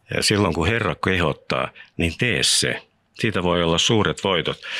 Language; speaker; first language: Finnish; native; Finnish